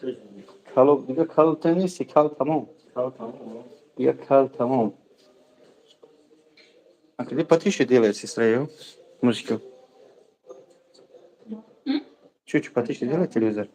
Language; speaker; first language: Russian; non-native, learner; Tajik